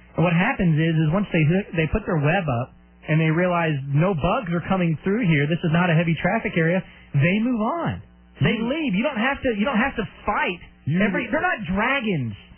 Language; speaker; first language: English; native; English